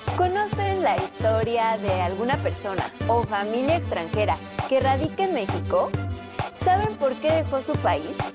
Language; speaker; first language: Spanish; native; Spanish